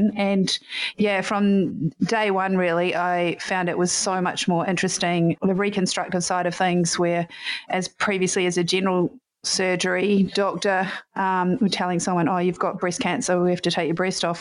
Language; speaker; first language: English; native; English